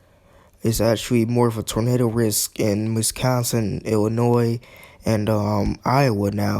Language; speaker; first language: English; native; English